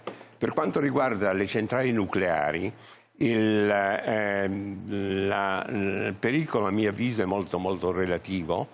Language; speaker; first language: Italian; native; Italian